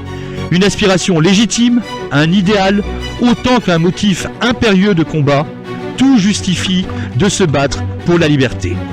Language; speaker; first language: French; native; French